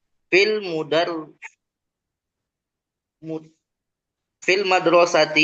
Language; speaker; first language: Arabic; non-native, learner; Indonesian